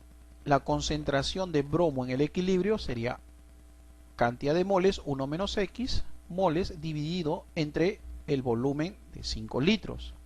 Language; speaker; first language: Spanish; native; Spanish